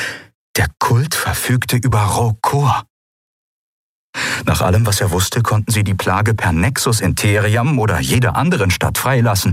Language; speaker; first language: German; native; German